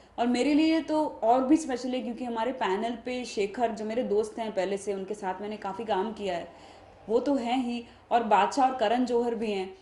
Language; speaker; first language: Hindi; non-native, local second language; Marathi